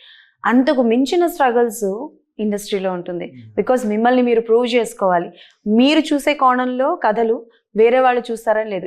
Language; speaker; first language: Telugu; native; Telugu